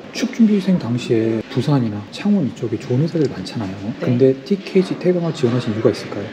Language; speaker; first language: Korean; native; Korean